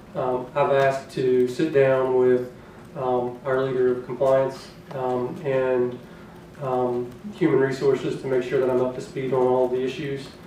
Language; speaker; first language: English; native; English